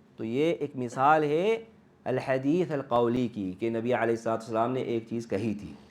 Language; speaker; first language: Urdu; early bilingual, heritage; Urdu